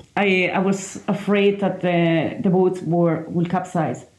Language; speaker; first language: English; non-native, fluent; Italian